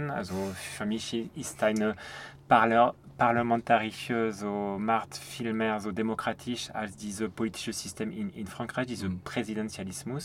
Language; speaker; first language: German; non-native, fluent; French